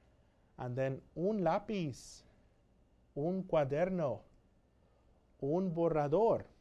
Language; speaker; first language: Spanish; non-native, fluent; English